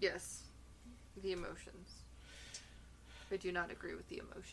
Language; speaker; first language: English; native; English